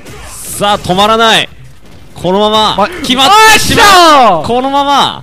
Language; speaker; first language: Japanese; native; Japanese